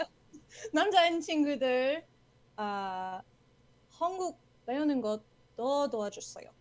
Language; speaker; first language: Korean; non-native, learner; English